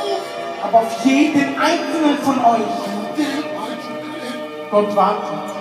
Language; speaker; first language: German; non-native, learner; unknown